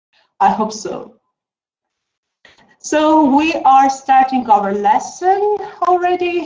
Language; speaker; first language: English; non-native, fluent; Armenian